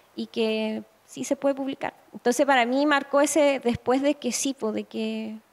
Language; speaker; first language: Spanish; native; Spanish